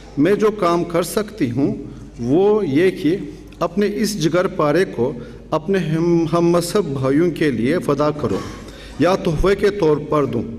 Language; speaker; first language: Urdu; non-native, fluent; Turkish